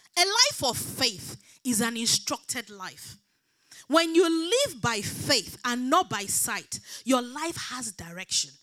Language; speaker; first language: English; non-native, local second language; Yoruba